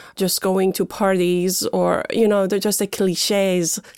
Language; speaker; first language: English; non-native, fluent; Persian